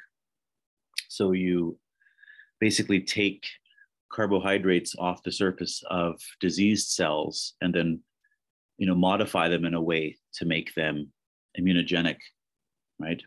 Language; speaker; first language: English; native; English